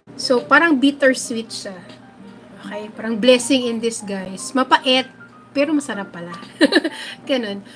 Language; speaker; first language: Filipino; non-native, local second language; Hiligaynon